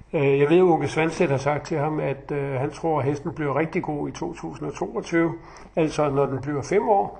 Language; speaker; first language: Danish; native; Danish